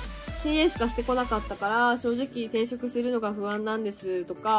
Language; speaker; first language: Japanese; native; Japanese